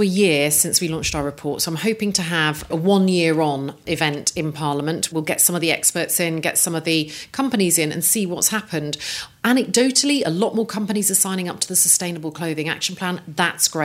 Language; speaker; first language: English; native; English